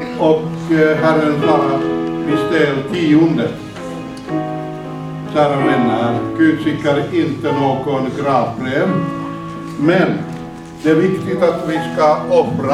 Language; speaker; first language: Swedish; non-native, fluent; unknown